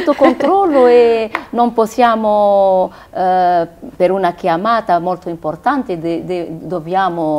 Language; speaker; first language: Italian; non-native, learner; Arabic